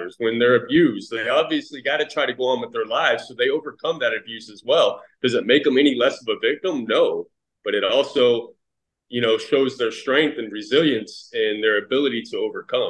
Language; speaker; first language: English; native; English